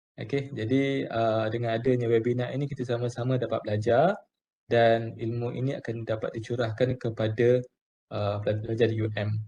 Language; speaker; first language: Malay; native; Malay